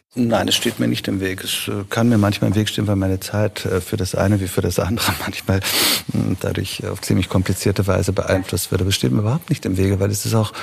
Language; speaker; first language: German; native; German